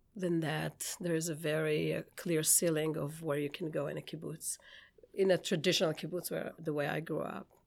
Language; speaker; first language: English; non-native, fluent; Hebrew